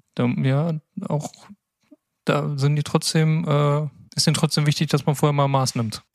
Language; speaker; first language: German; native; German